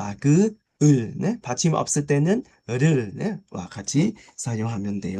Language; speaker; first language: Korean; non-native, fluent; Khmer